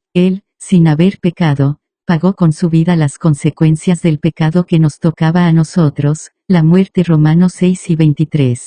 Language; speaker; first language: Spanish; native; Spanish